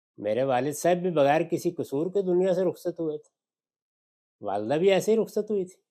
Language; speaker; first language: Urdu; non-native, local second language; Punjabi